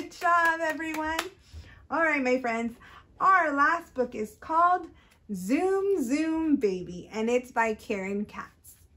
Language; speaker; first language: English; early bilingual, other home language; Spanish